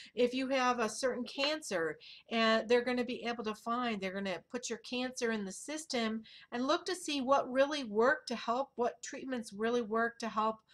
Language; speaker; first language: English; native; English